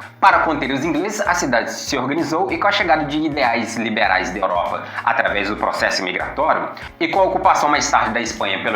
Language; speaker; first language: Portuguese; native; Portuguese